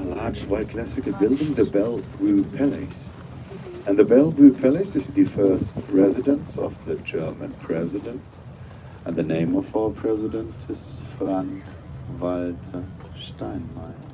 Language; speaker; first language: English; non-native, fluent; German